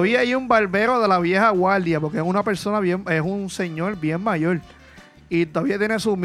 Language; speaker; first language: Spanish; native; Spanish